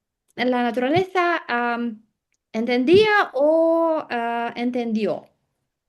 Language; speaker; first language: Spanish; non-native, learner; Russian